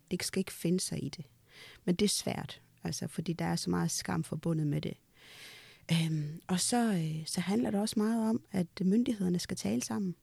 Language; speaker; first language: Danish; early bilingual, other home language; Amharic